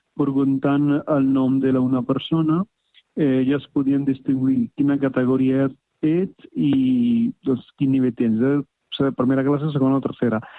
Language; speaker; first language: Catalan; non-native, fluent; Punjabi